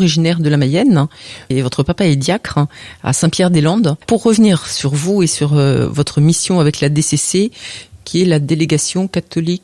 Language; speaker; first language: French; native; French